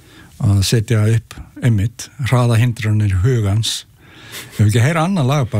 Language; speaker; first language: Icelandic; native; Icelandic